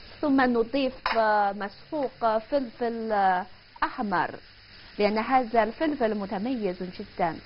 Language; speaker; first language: Arabic; non-native, fluent; Chinese